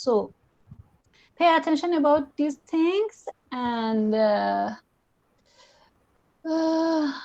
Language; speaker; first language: English; non-native, learner; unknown